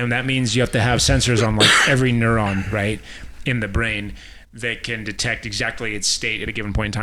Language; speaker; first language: English; native; English